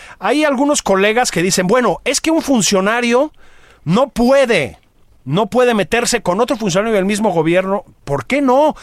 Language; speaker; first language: Spanish; native; Spanish